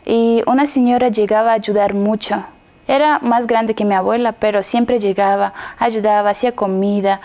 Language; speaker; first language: Spanish; non-native, fluent; Kazakh